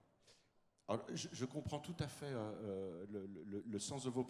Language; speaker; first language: French; native; French